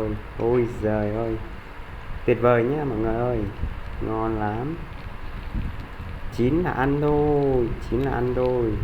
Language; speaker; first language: Vietnamese; non-native, local second language; Hmong